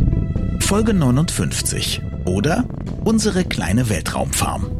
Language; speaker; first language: German; native; German